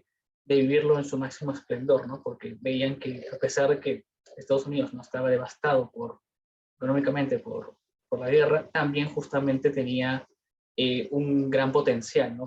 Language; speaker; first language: Spanish; native; Spanish